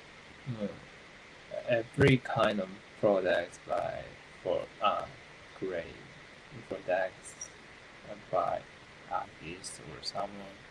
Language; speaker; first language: English; non-native, learner; Japanese